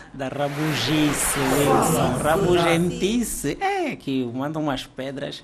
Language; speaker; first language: Portuguese; native; Portuguese